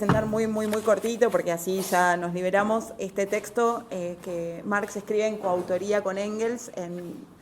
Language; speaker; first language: Spanish; native; Spanish